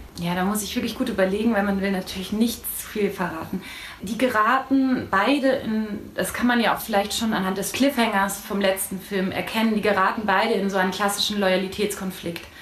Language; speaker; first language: German; native; German